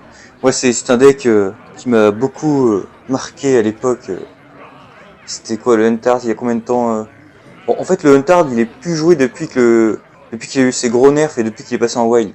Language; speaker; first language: French; native; French